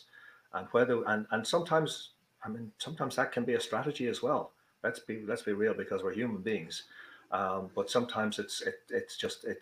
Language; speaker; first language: English; native; English